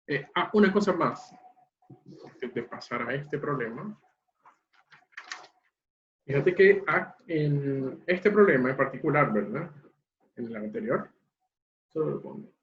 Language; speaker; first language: Spanish; native; Spanish